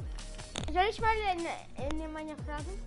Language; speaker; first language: German; early bilingual, other home language; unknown